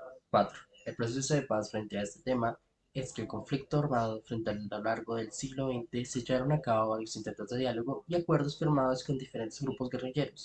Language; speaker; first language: Spanish; native; Spanish